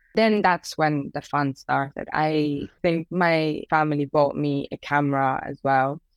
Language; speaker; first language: English; early bilingual, other home language; Persian